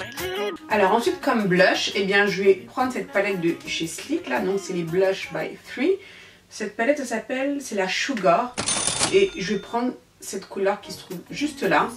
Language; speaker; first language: French; native; French